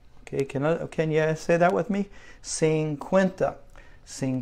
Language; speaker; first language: English; native; English